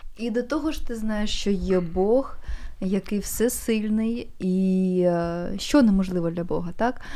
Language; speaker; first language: Ukrainian; native; Ukrainian